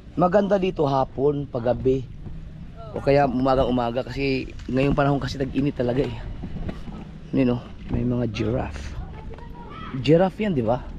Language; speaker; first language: Filipino; non-native, local second language; Cebuano